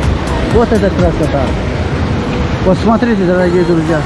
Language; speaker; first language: Russian; non-native, fluent; Azerbaijani